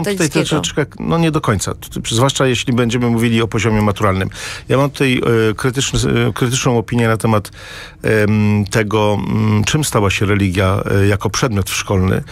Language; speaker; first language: Polish; native; Polish